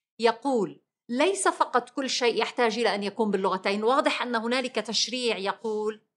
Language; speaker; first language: Arabic; native; Arabic